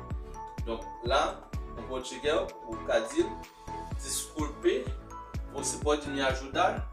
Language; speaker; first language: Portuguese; non-native, fluent; Haitian Creole